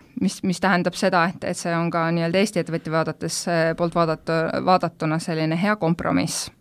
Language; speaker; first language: Estonian; native; Estonian